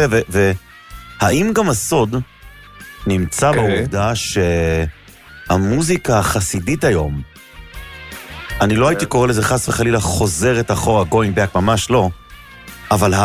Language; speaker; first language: Hebrew; native; Hebrew